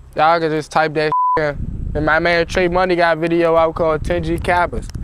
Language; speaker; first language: English; native; English